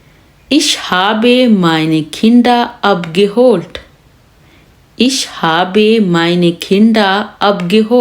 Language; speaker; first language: German; non-native, learner; Urdu